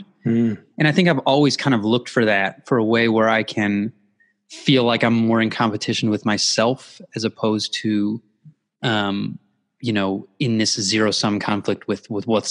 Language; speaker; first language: English; native; English